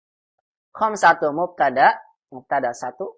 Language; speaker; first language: Arabic; non-native, fluent; Indonesian